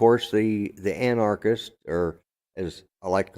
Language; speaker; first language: English; native; English